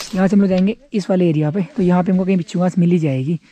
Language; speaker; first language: Hindi; native; Hindi